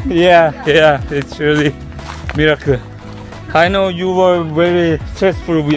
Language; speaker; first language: English; non-native, learner; Korean